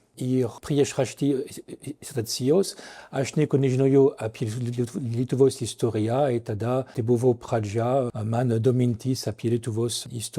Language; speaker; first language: Lithuanian; non-native, fluent; French